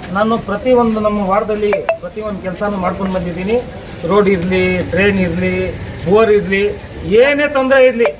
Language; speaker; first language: Kannada; non-native, local second language; Urdu